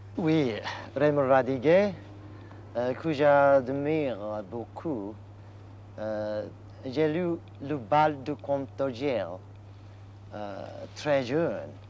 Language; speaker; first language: French; non-native, learner; Japanese